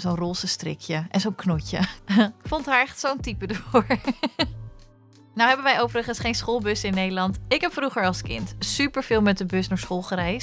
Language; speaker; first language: Dutch; native; Dutch